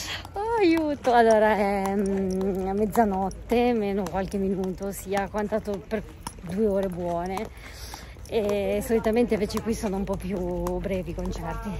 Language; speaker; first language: Italian; native; Italian